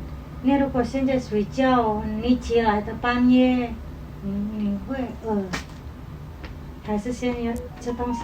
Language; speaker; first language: Chinese; non-native, learner; Indonesian